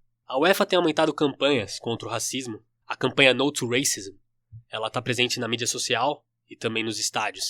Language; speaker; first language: Portuguese; native; Portuguese